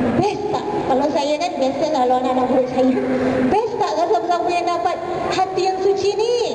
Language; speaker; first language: Malay; native; Malay